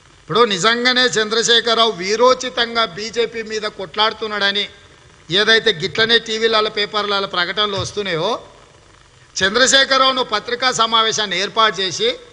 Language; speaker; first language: Telugu; native; Telugu